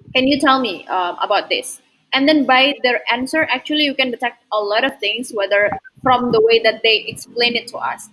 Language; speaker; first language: English; non-native, fluent; Indonesian